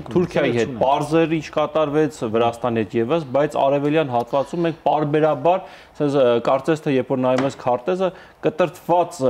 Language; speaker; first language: Armenian; native; Armenian